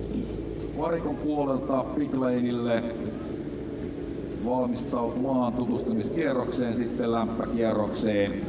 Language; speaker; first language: Finnish; native; Finnish